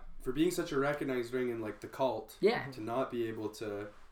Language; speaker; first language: English; native; English